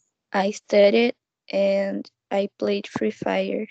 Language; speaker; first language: English; non-native, learner; Portuguese